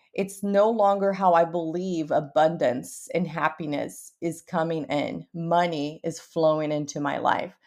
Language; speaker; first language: English; early bilingual, other home language; Portuguese